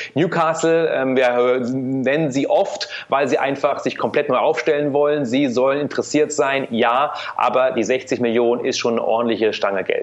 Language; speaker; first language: German; native; German